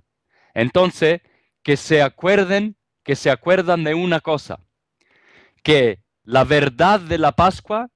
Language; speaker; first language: Spanish; non-native, fluent; Italian